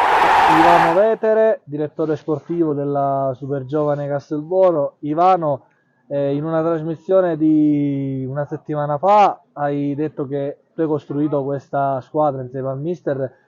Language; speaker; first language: Italian; native; Italian